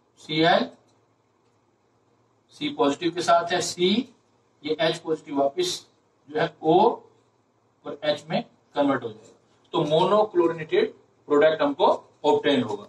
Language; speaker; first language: Hindi; native; Hindi